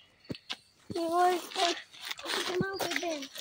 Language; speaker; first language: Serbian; early bilingual, heritage; Croatian